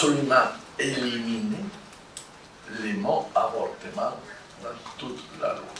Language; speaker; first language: French; non-native, fluent; Spanish